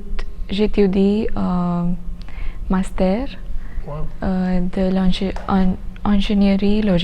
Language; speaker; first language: French; non-native, learner; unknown